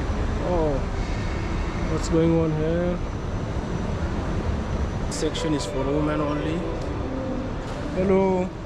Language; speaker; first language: English; non-native, fluent; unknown